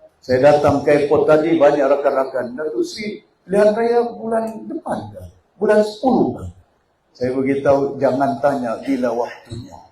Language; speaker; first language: Malay; native; Malay